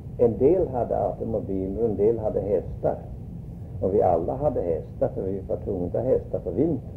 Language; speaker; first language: Swedish; early bilingual, heritage; Swedish